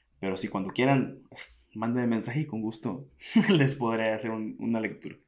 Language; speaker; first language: Spanish; native; Spanish